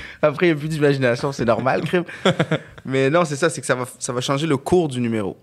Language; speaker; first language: French; early bilingual, other home language; Arabic